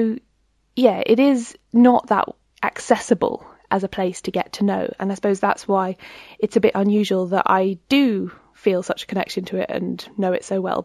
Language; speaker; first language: English; native; English